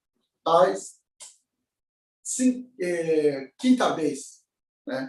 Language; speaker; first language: Portuguese; non-native, learner; Japanese